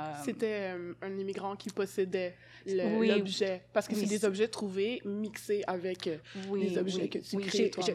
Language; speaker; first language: French; native; French